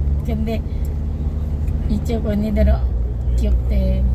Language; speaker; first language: Korean; non-native, local second language; Filipino